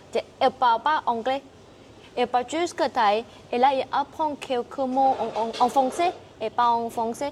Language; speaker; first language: French; non-native, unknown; Thai